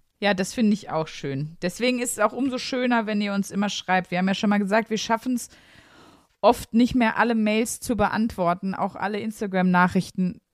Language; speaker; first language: German; native; German